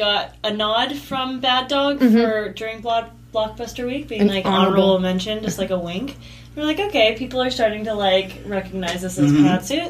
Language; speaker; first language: English; native; English